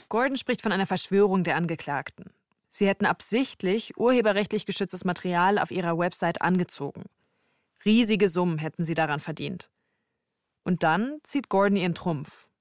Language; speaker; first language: German; native; German